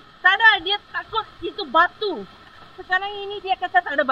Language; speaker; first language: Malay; non-native, local second language; Tamil